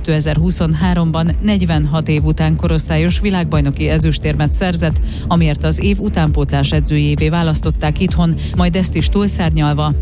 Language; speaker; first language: Hungarian; native; Hungarian